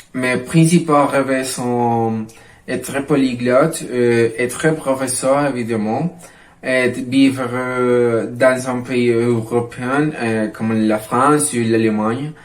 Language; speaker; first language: French; non-native, learner; Spanish